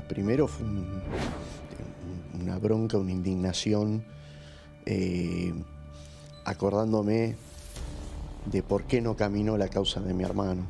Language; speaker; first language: Spanish; native; Spanish